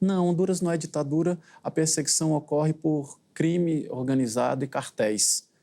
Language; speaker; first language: Portuguese; native; Portuguese